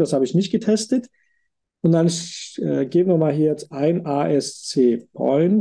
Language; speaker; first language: German; native; German